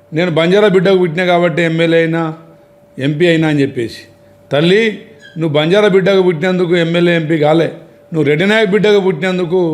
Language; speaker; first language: Telugu; non-native, local second language; Lambadi